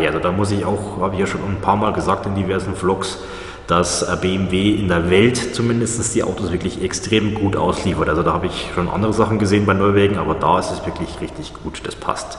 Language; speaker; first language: German; native; German